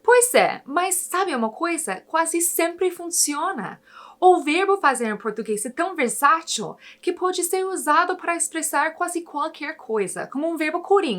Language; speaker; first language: Portuguese; non-native, fluent; English